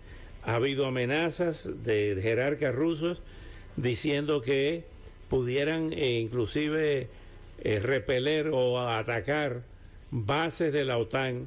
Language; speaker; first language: Spanish; native; Spanish